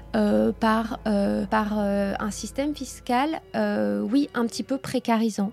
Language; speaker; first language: French; native; French